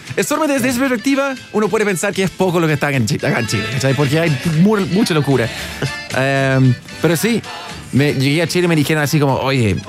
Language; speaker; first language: Spanish; non-native, fluent; English